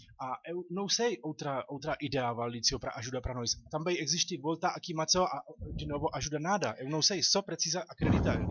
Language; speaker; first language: Portuguese; non-native, learner; Czech